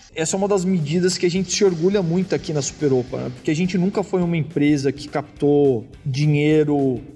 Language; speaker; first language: Portuguese; native; Portuguese